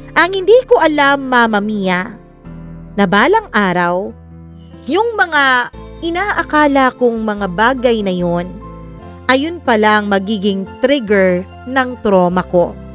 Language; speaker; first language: Filipino; non-native, local second language; Cebuano